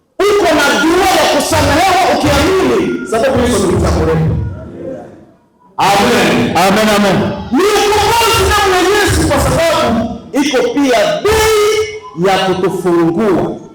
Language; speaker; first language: Swahili; native; Swahili